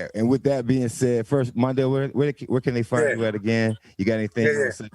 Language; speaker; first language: English; native; English